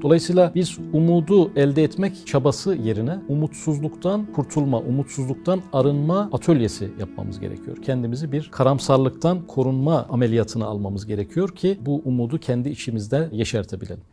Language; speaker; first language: Turkish; native; Turkish